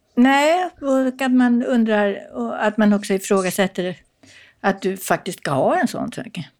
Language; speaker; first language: Swedish; native; Swedish